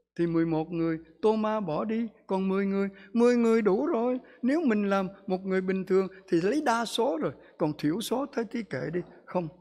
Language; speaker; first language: Vietnamese; native; Vietnamese